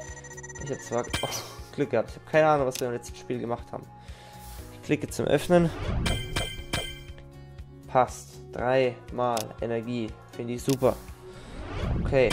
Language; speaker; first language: German; native; German